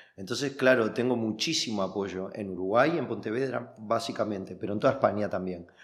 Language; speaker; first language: Spanish; native; Spanish